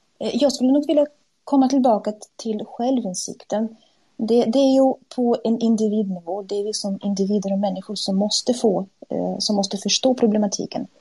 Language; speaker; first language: Swedish; non-native, fluent; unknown